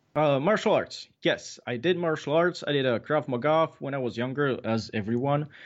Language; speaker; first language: English; non-native, fluent; Czech